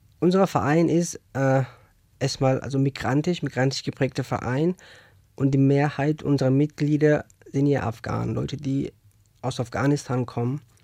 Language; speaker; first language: German; non-native, fluent; Persian